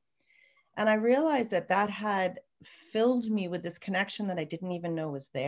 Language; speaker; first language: English; native; English